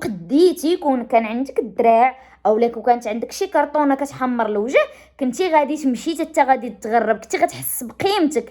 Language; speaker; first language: Arabic; native; Arabic